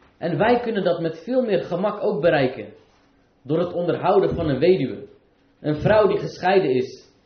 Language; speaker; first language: Dutch; early bilingual, other home language; Arabic